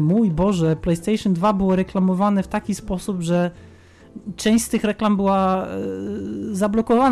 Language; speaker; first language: Polish; native; Polish